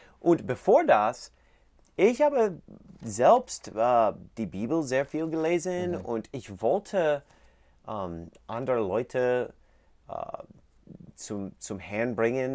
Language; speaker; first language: German; non-native, learner; English